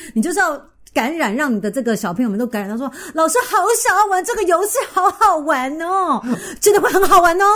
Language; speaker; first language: Chinese; native; Chinese